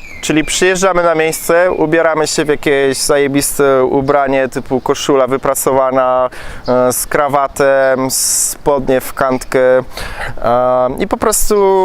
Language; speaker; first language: Polish; native; Polish